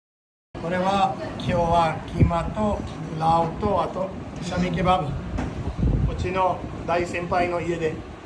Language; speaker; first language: Japanese; non-native, fluent; Urdu